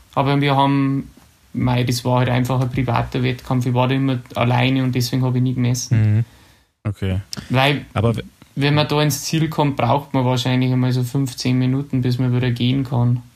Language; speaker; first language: German; native; German